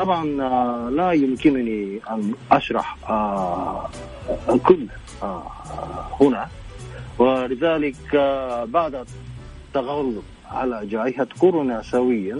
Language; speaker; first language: Arabic; non-native, fluent; Japanese